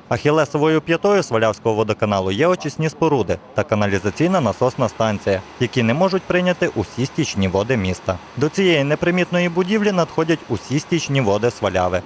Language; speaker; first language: Ukrainian; native; Ukrainian